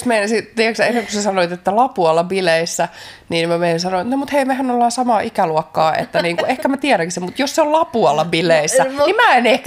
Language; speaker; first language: Finnish; native; Finnish